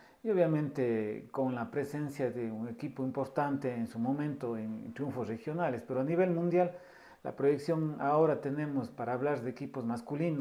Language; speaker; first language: Spanish; native; Spanish